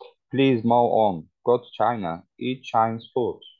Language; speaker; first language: English; non-native, learner; Turkish